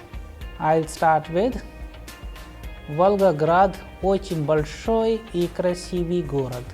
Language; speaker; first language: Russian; non-native, fluent; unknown